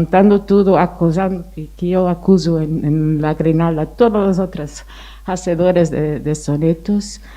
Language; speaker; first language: Spanish; non-native, fluent; Portuguese